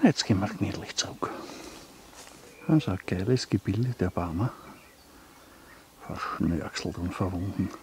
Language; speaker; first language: German; native; German